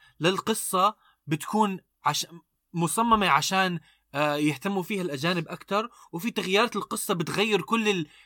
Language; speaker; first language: Arabic; native; Arabic